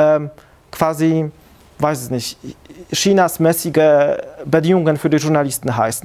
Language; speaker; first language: German; non-native, fluent; Polish